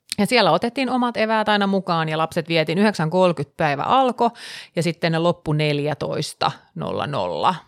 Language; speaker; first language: Finnish; native; Finnish